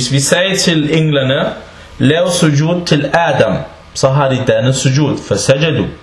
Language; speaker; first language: Danish; early bilingual, other home language; Arabic